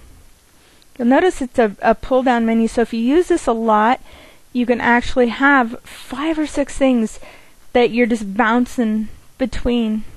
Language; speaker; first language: English; native; English